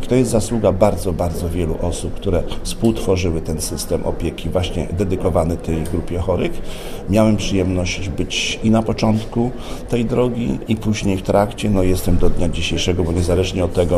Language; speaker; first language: Polish; native; Polish